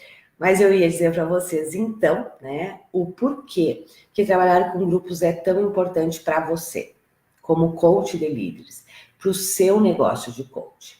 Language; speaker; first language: Portuguese; native; Portuguese